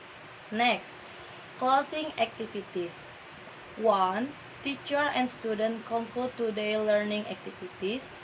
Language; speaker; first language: English; non-native, learner; Indonesian